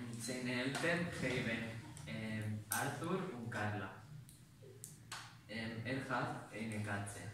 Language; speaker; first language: German; non-native, learner; Catalan